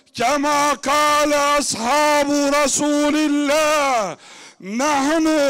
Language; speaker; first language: Arabic; non-native, fluent; Turkish